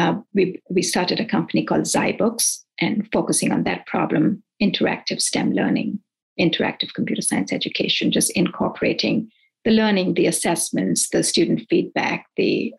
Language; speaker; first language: English; non-native, local second language; Hindi